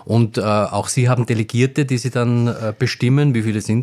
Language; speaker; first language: German; native; German